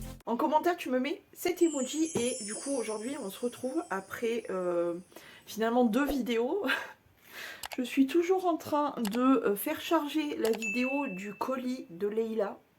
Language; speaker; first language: French; native; French